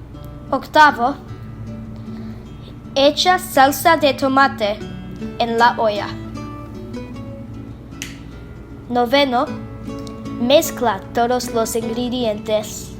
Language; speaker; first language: Spanish; non-native, learner; English